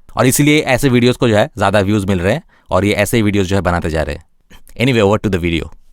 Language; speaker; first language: Hindi; native; Hindi